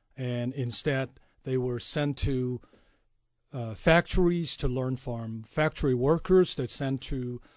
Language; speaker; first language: English; non-native, fluent; Chinese